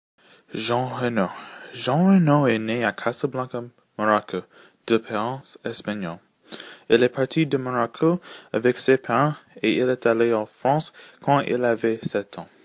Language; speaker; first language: French; non-native, learner; English